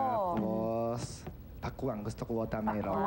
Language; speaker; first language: Filipino; non-native, learner; Japanese